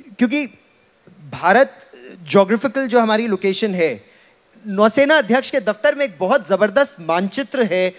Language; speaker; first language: Hindi; native; Hindi